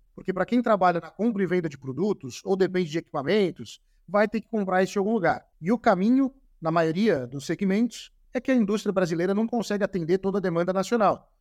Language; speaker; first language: Portuguese; native; Portuguese